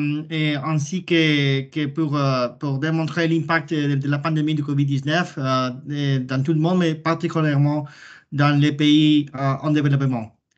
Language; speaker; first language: French; non-native, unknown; Spanish